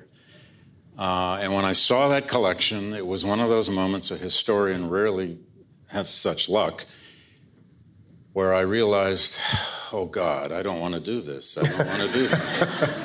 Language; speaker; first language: English; native; English